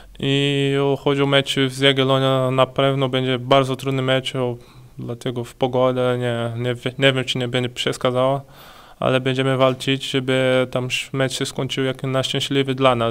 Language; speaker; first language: Polish; non-native, learner; Portuguese